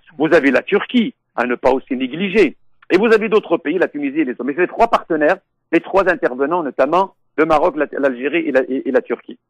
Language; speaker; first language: French; non-native, local second language; Arabic